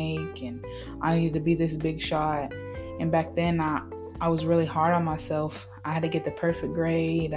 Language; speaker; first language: English; native; English